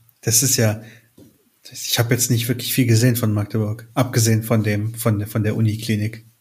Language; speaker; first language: German; early bilingual, other home language; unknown